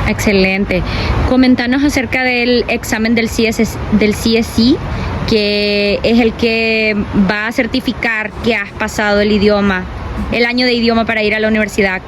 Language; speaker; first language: Spanish; native; Spanish